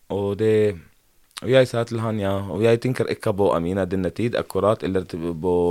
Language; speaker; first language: Norwegian; non-native, fluent; Arabic